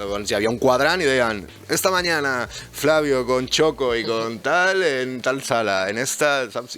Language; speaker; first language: Spanish; native; Spanish